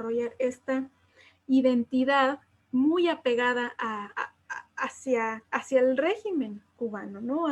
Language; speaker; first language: Spanish; native; Spanish